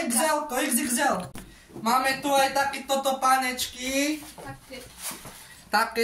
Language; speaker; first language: Slovak; non-native, local second language; Romany